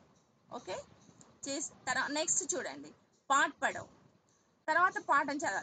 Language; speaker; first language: Telugu; native; Telugu